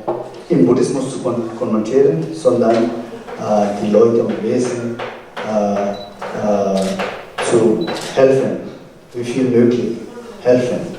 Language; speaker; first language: German; non-native, fluent; Tibetan